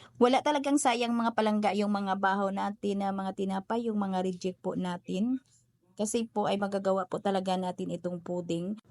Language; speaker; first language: Filipino; non-native, local second language; Cebuano